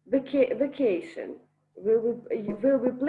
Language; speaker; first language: English; non-native, learner; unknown